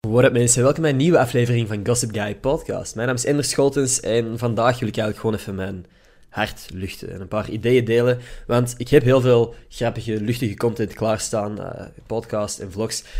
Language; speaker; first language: Dutch; native; Dutch